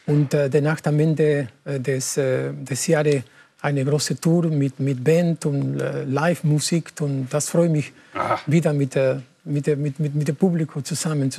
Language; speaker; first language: German; non-native, learner; Spanish